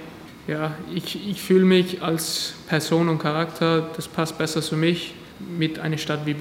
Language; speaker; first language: German; non-native, fluent; Danish